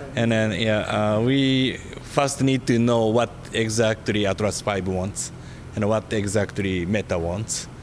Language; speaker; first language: English; non-native, fluent; Japanese